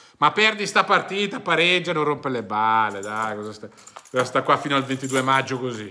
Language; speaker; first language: Italian; native; Italian